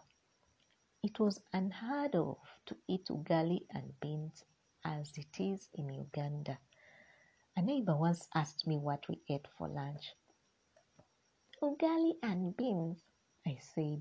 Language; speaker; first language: English; non-native, local second language; Luyia